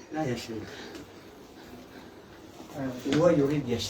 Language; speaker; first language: Arabic; non-native, fluent; Maranao